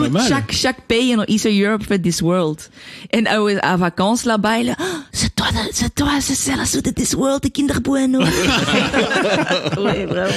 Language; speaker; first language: French; non-native, learner; Dutch